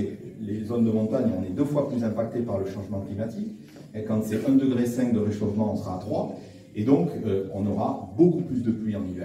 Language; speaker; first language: French; native; French